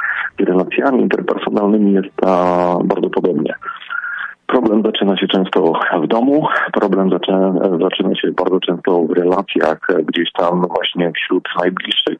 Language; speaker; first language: Polish; native; Polish